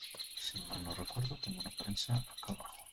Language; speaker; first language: Spanish; early bilingual, heritage; Spanish